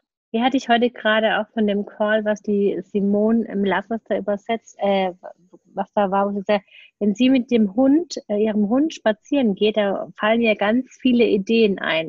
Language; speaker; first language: German; native; German